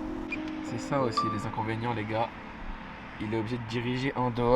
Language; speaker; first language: French; native; French